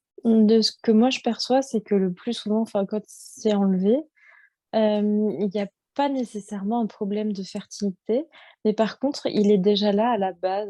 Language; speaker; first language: French; native; French